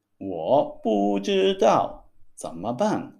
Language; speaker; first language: Chinese; non-native, fluent; Hebrew